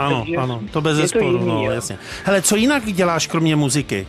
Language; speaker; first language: Czech; native; Czech